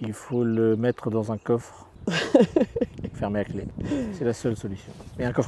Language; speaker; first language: French; native; French